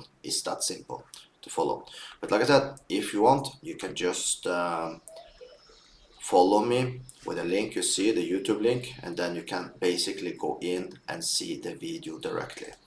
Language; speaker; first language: English; non-native, fluent; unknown